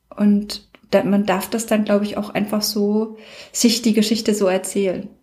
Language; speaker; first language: German; native; German